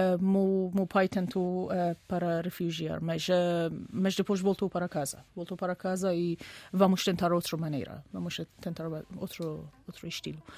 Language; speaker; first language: Portuguese; non-native, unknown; Persian